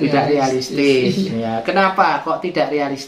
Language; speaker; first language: Indonesian; native; Indonesian